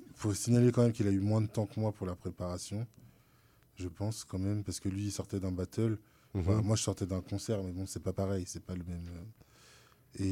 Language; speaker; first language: French; native; French